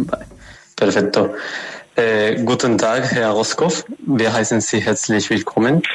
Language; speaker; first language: German; non-native, fluent; Spanish